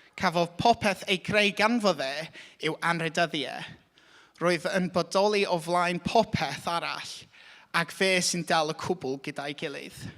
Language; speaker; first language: Welsh; non-native, local second language; English